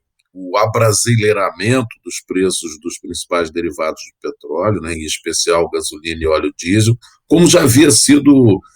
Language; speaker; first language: Portuguese; native; Portuguese